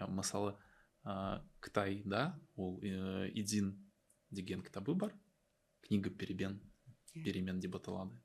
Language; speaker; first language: Kazakh; non-native, learner; Russian